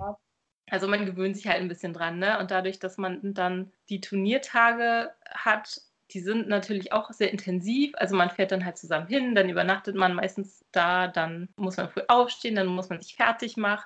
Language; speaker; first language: German; native; German